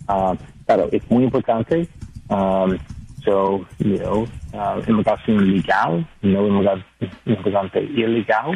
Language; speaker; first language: Spanish; non-native, learner; English